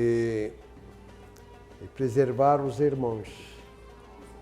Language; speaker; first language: Portuguese; non-native, fluent; Arabic